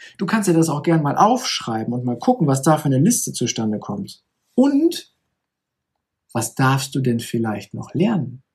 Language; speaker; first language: German; native; German